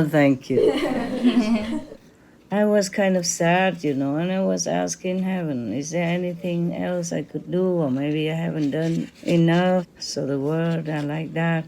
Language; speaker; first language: English; non-native, fluent; Vietnamese